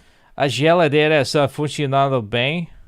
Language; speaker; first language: Portuguese; non-native, learner; English